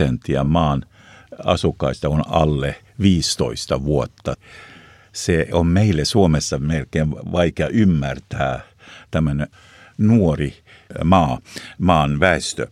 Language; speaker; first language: Finnish; non-native, local second language; Swedish